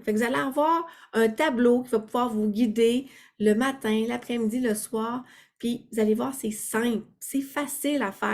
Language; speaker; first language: French; native; French